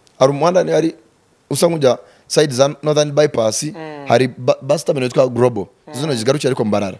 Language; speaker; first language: Kinyarwanda; early bilingual, heritage; Kinyarwanda